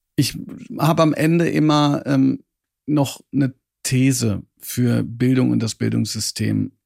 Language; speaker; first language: German; native; German